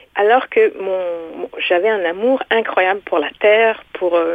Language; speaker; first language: French; non-native, local second language; Kinyarwanda